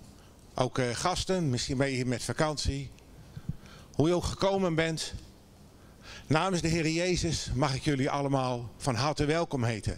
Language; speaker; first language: Dutch; native; Dutch